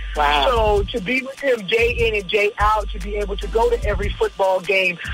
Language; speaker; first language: English; native; English